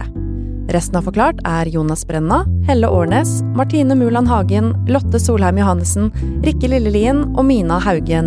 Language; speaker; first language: Norwegian; native; Norwegian